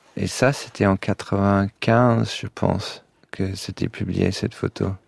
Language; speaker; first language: French; non-native, fluent; English